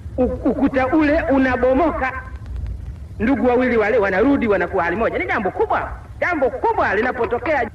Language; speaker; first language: Swahili; non-native, local second language; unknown